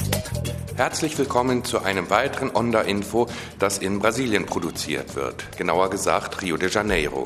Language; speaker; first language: German; native; German